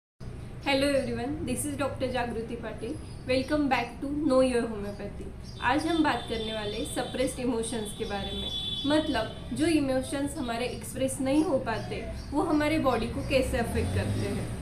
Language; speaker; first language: Hindi; non-native, local second language; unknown